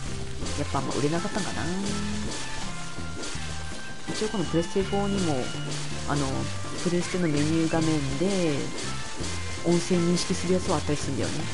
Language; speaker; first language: Japanese; native; Japanese